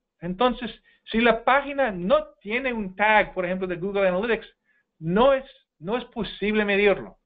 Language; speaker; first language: Spanish; non-native, fluent; English